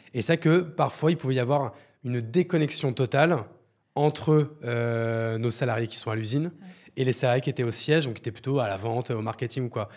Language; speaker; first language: French; native; French